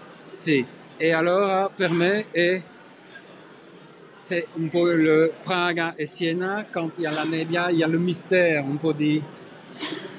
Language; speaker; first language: Italian; non-native, learner; French